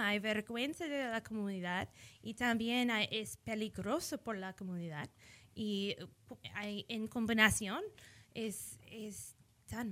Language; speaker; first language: Spanish; early bilingual, heritage; English